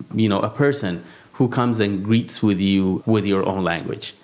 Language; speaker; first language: English; non-native, fluent; Amharic